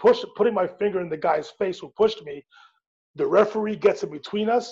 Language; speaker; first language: English; native; English